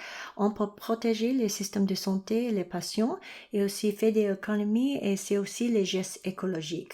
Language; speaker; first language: French; non-native, local second language; English